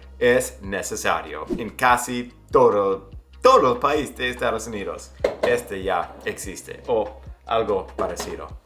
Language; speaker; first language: Spanish; non-native, fluent; English